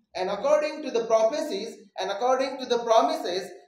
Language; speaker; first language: English; non-native, local second language; Marathi